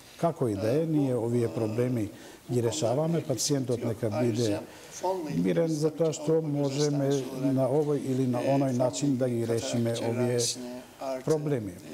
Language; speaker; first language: Macedonian; non-native, local second language; Turkish